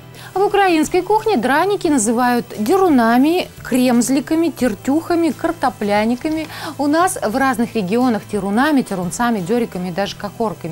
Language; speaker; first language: Russian; native; Russian